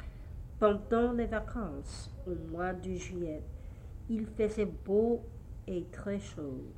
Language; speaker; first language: French; non-native, learner; English